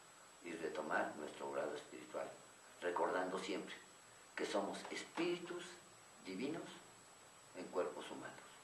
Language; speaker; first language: Spanish; native; Spanish